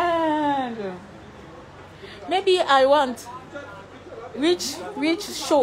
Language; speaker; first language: English; non-native, learner; French